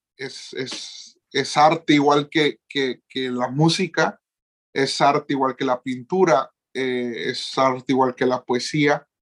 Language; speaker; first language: Spanish; native; Spanish